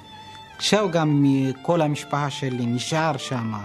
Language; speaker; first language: Hebrew; non-native, learner; Amharic